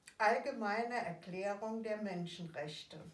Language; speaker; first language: German; native; German